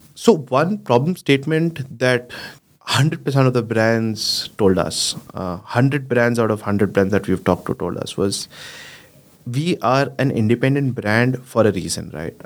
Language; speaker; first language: English; non-native, local second language; Gujarati